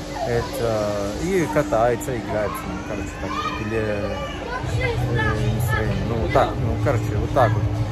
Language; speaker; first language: Russian; non-native, learner; Turkish